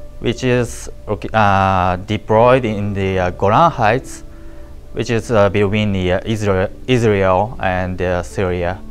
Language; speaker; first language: English; non-native, learner; Japanese